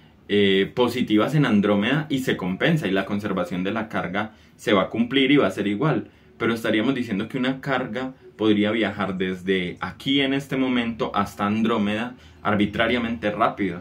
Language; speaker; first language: Spanish; native; Spanish